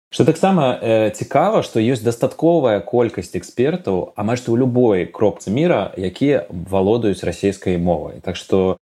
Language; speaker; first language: Belarusian; non-native, local second language; Russian